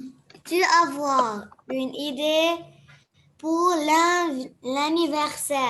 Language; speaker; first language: French; non-native, learner; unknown